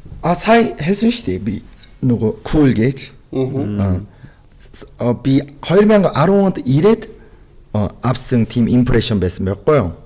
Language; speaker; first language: Mongolian; non-native, fluent; Korean